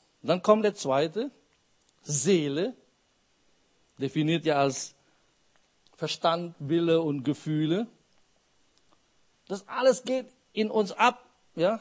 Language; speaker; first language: German; non-native, fluent; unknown